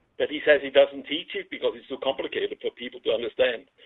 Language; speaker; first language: English; non-native, fluent; Swiss German